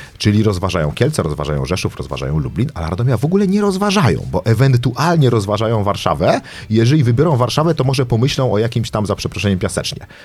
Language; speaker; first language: Polish; native; Polish